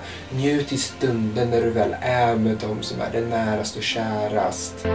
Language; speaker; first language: Swedish; native; Swedish